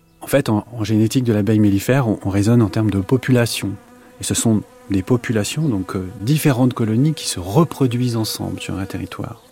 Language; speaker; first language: French; native; French